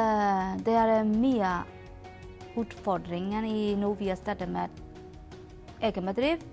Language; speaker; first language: Norwegian; non-native, learner; Burmese